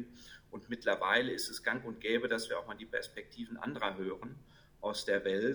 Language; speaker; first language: German; native; German